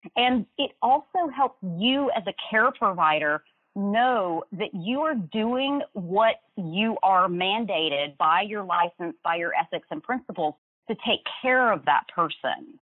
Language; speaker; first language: English; native; English